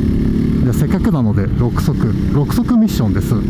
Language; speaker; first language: Japanese; native; Japanese